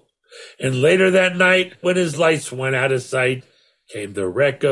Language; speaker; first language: English; native; English